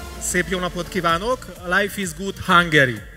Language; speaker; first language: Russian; non-native, learner; Hungarian